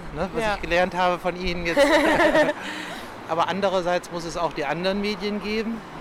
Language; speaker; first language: German; native; German